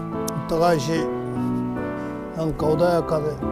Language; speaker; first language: Japanese; native; Japanese